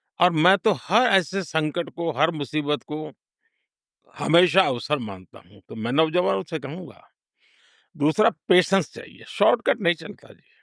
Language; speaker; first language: Hindi; non-native, local second language; Gujarati